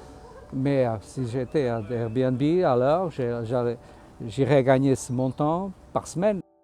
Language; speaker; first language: French; non-native, fluent; Portuguese